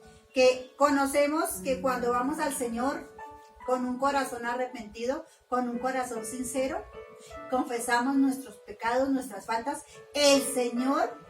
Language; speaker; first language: Spanish; native; Spanish